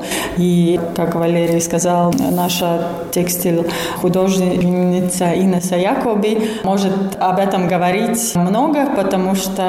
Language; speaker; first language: Russian; non-native, local second language; Latvian